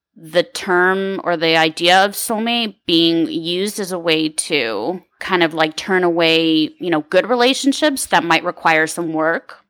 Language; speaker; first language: English; early bilingual, other home language; Ukrainian